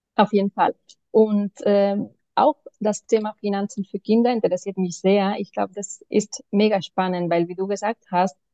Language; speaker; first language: German; non-native, fluent; Spanish